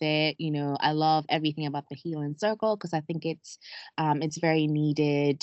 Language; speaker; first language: English; non-native, local second language; Akan